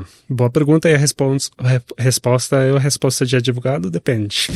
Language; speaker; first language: Portuguese; non-native, fluent; Spanish